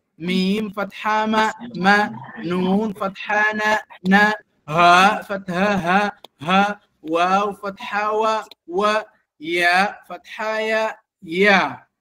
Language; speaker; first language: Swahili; native; Swahili